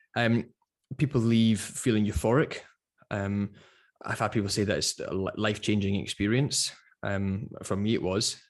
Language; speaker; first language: English; native; English